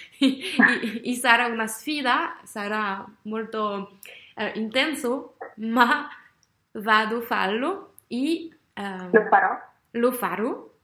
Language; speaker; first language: Italian; non-native, learner; French